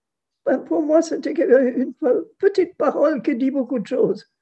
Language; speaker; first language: French; non-native, fluent; German